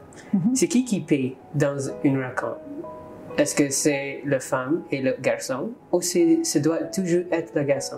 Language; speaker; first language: French; non-native, learner; English